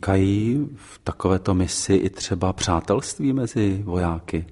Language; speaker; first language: Czech; native; Czech